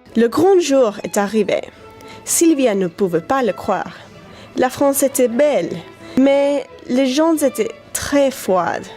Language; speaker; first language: French; non-native, learner; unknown